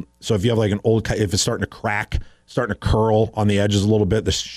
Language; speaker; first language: English; native; English